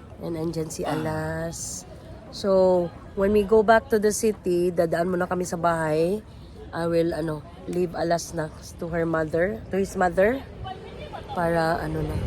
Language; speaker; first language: Filipino; non-native, local second language; Bikol